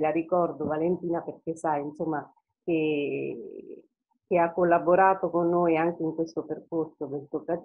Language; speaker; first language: Italian; native; Italian